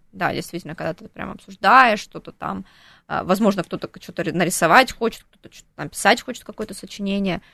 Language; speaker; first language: Russian; non-native, local second language; Ukrainian